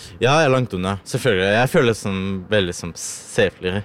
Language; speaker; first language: Norwegian; non-native, learner; Ukrainian